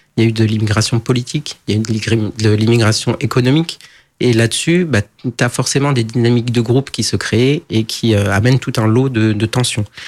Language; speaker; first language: French; early bilingual, other home language; Portuguese